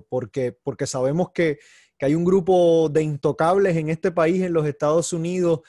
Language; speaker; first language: Spanish; native; Spanish